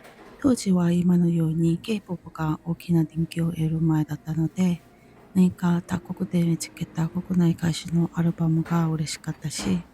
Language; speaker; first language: Japanese; non-native, fluent; Korean